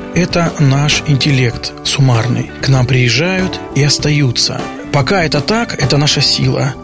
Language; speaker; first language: Russian; native; Russian